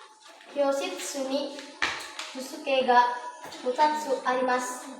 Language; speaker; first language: Japanese; non-native, learner; Indonesian